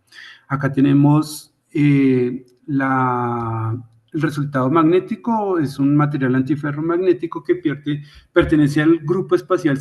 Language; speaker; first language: Spanish; native; Spanish